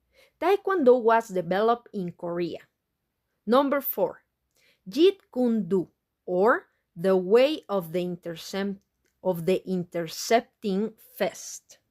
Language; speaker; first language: English; non-native, fluent; Spanish